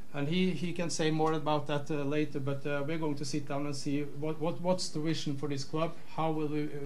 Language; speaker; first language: English; non-native, fluent; Norwegian